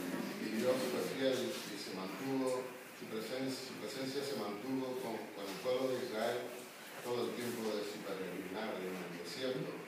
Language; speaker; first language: Spanish; native; Spanish